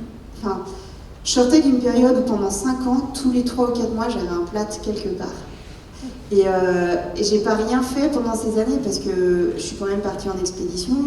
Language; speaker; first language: French; native; French